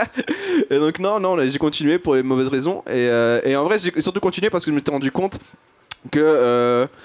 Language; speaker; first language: French; native; French